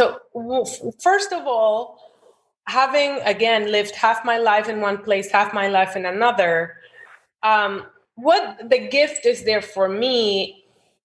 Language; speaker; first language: English; non-native, fluent; Spanish